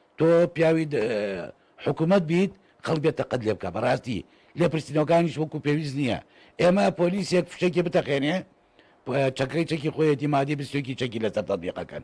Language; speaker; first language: Central Kurdish; native; Central Kurdish